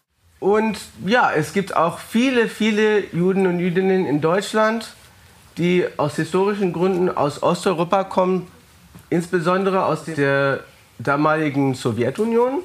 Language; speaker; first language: German; non-native, fluent; English